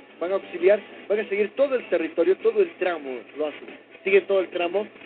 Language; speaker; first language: Spanish; native; Spanish